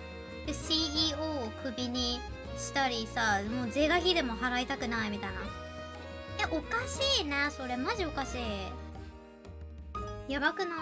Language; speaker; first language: Japanese; native; Japanese